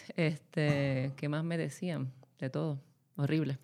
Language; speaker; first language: Spanish; native; Spanish